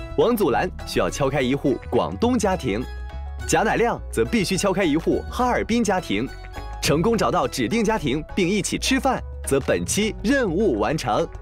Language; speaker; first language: Chinese; native; Chinese